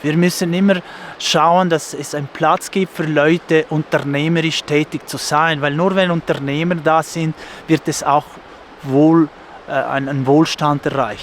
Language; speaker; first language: German; non-native, local second language; Italian